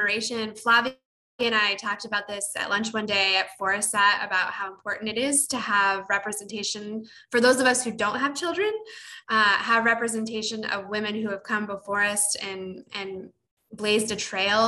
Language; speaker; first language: English; native; English